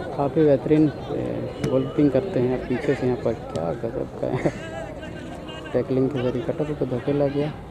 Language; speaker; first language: Hindi; native; Hindi